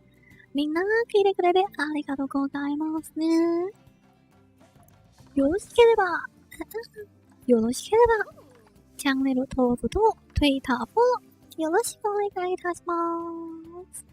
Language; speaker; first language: Japanese; non-native, learner; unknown